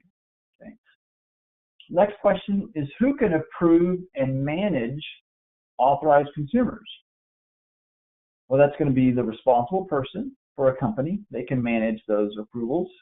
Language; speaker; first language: English; native; English